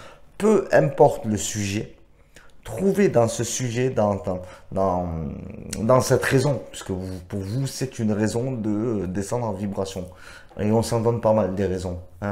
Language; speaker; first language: French; native; French